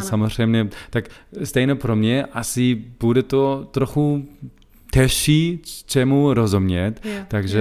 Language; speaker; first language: Czech; non-native, learner; German